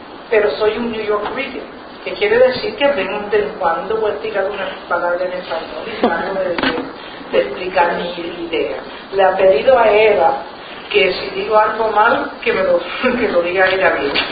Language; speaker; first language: Spanish; non-native, learner; English